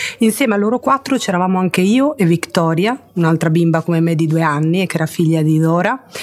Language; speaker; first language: Italian; early bilingual, other home language; Spanish